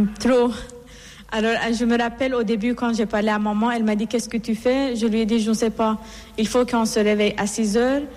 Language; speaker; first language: French; non-native, fluent; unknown